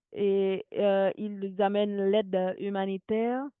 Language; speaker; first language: French; non-native, local second language; Haitian Creole